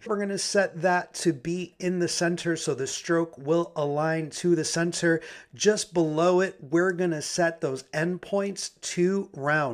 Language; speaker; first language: English; native; English